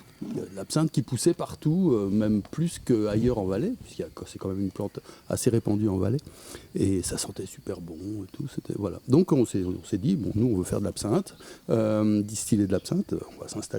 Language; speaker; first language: French; native; French